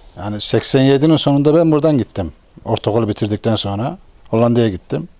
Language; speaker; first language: Turkish; native; Turkish